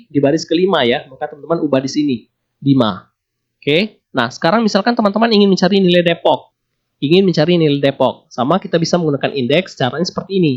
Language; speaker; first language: Indonesian; native; Indonesian